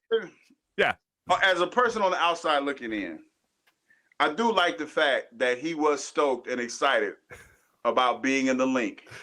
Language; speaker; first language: English; native; English